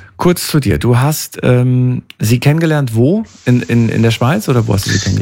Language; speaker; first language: German; native; German